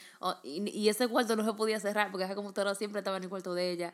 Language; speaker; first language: Spanish; early bilingual, heritage; Spanish